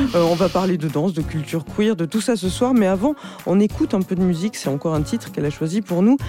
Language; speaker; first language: French; native; French